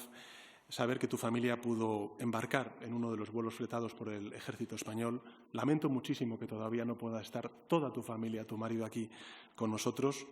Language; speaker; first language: Spanish; native; Spanish